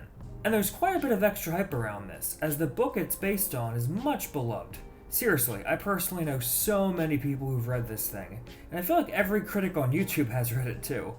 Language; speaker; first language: English; native; English